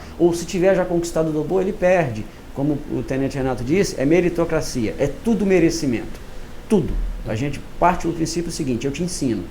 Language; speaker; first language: Portuguese; native; Portuguese